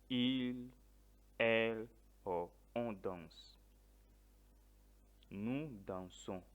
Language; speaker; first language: French; non-native, fluent; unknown